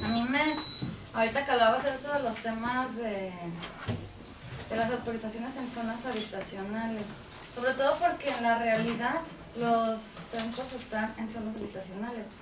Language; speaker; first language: Spanish; native; Spanish